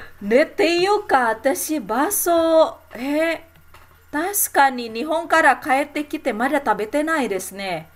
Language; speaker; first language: Japanese; non-native, fluent; Indonesian